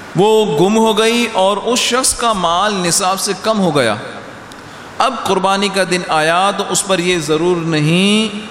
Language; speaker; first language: Urdu; native; Urdu